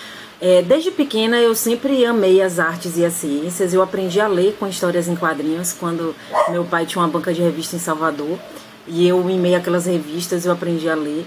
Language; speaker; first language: Portuguese; native; Portuguese